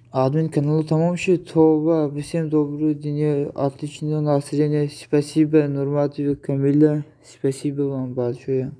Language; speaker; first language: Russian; non-native, learner; Tajik